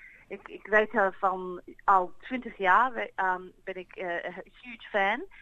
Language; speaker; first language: Dutch; early bilingual, heritage; English